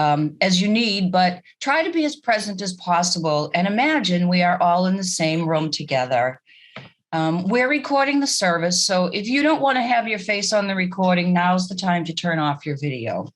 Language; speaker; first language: English; native; English